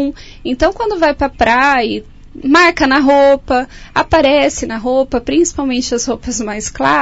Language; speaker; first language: Portuguese; native; Portuguese